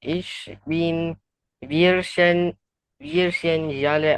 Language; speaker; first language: German; non-native, learner; Indonesian